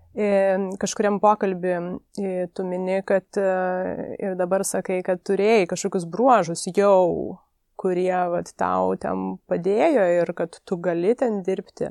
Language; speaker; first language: Lithuanian; native; Lithuanian